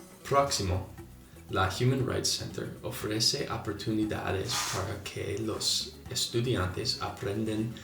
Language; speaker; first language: Spanish; non-native, learner; English